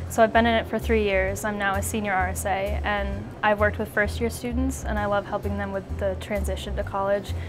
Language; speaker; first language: English; native; English